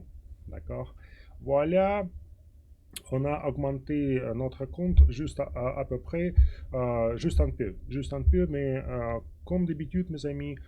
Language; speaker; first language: French; non-native, fluent; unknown